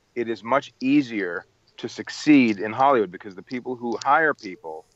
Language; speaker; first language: English; native; English